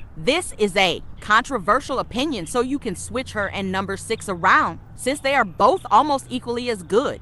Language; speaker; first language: English; native; English